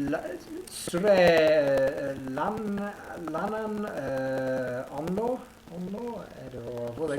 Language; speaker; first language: Basque; non-native, learner; English